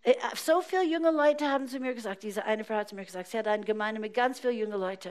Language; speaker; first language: German; non-native, fluent; English